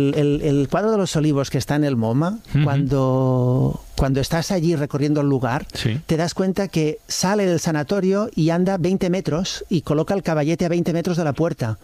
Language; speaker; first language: Spanish; native; Spanish